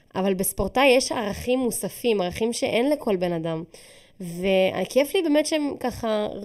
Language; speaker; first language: Hebrew; native; Hebrew